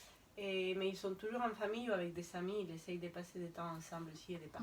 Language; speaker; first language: French; non-native, fluent; Spanish